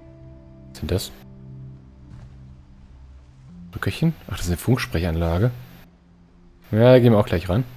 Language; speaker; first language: German; native; German